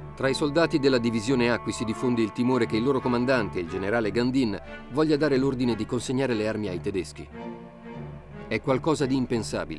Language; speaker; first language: Italian; native; Italian